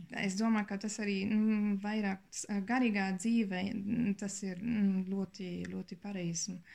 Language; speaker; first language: Latvian; non-native, learner; German